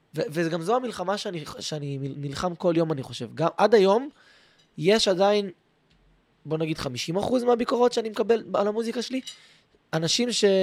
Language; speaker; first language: Hebrew; native; Hebrew